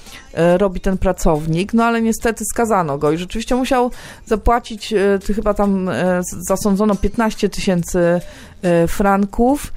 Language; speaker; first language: Polish; native; Polish